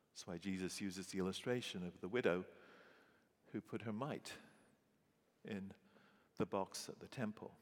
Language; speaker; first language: English; native; English